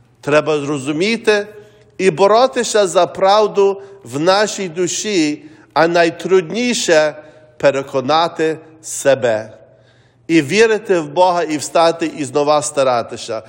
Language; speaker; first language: Ukrainian; early bilingual, heritage; Ukrainian